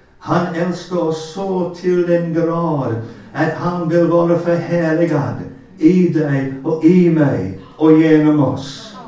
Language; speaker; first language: Swedish; non-native, fluent; English